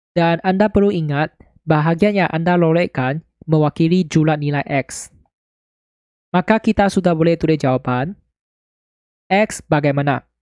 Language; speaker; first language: Malay; non-native, local second language; Chinese